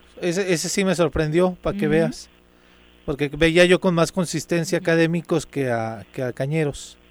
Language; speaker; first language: Spanish; native; Spanish